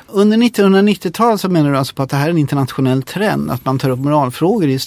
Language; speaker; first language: Swedish; native; Swedish